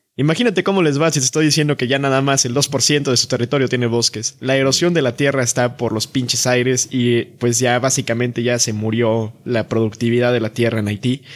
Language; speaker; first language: Spanish; native; Spanish